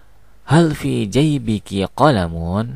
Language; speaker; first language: Arabic; non-native, fluent; Indonesian